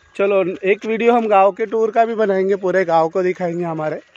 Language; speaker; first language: Hindi; non-native, local second language; Marathi